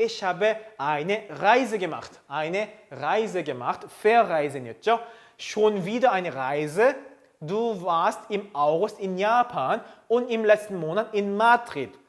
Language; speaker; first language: German; non-native, fluent; Korean